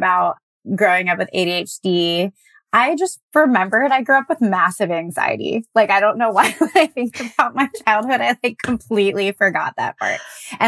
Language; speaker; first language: English; native; English